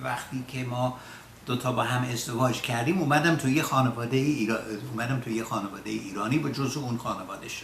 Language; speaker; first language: Persian; non-native, fluent; English